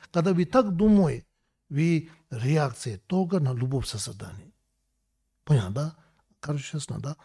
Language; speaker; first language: Russian; non-native, learner; Tibetan